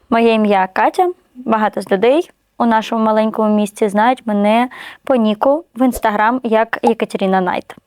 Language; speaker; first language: Ukrainian; non-native, local second language; Russian